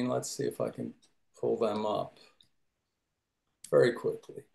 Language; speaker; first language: English; native; English